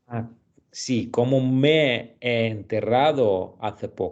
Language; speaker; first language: Spanish; non-native, learner; Russian